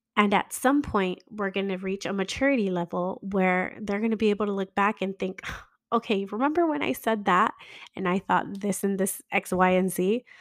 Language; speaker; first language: English; native; English